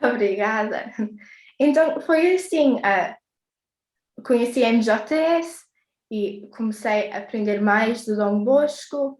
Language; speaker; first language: Portuguese; early bilingual, heritage; English